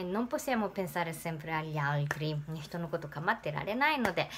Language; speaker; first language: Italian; non-native, fluent; Japanese